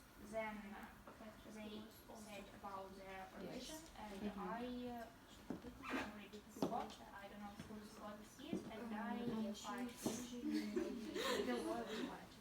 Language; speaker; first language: English; non-native, learner; Ukrainian